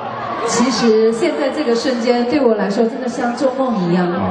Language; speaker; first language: Chinese; native; Chinese